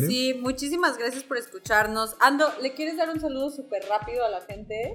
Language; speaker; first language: Spanish; native; Spanish